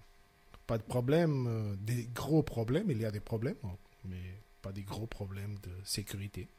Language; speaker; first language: French; non-native, fluent; Portuguese